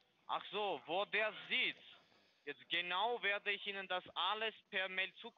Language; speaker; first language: German; non-native, fluent; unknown